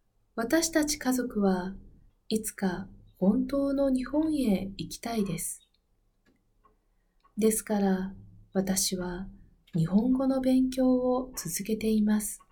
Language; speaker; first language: Japanese; non-native, learner; Spanish